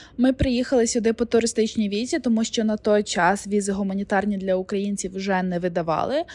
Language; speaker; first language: Ukrainian; native; Ukrainian